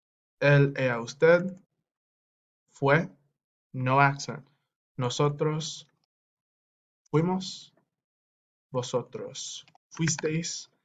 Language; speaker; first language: Spanish; non-native, fluent; English